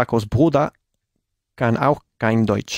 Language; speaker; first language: German; non-native, learner; Spanish